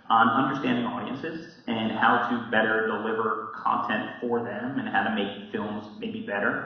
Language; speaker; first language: English; native; English